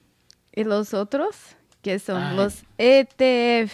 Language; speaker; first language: Spanish; non-native, learner; Portuguese